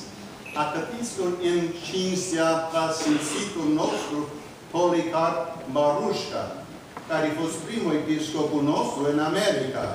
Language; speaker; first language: Romanian; early bilingual, heritage; Romanian